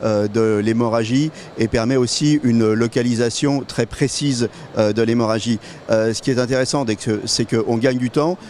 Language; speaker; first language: French; native; French